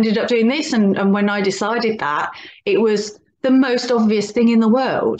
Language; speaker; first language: English; native; English